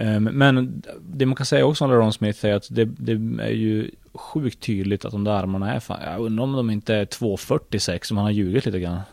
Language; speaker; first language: Swedish; native; Swedish